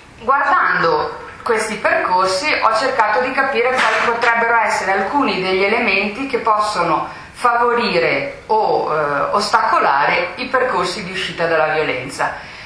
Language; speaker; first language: Italian; native; Italian